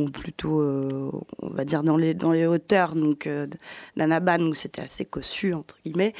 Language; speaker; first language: French; early bilingual, other home language; Arabic